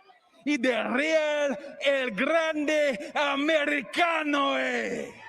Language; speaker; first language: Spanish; non-native, learner; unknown